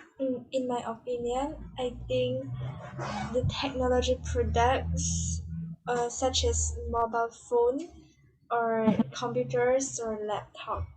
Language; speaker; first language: English; non-native, learner; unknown